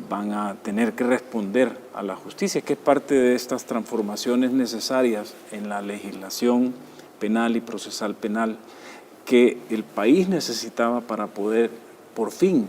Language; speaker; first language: Spanish; native; Spanish